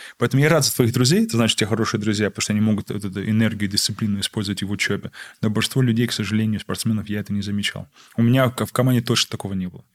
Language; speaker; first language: Russian; early bilingual, heritage; Russian